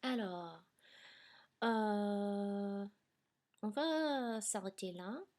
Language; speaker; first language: French; non-native, fluent; English